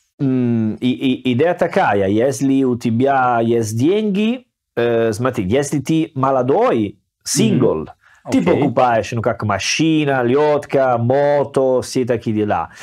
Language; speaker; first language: Russian; non-native, learner; Italian